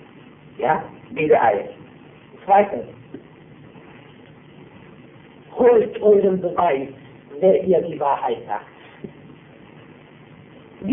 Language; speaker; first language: German; non-native, fluent; Arabic